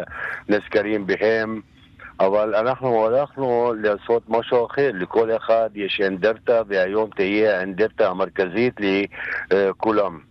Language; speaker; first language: Hebrew; non-native, local second language; Arabic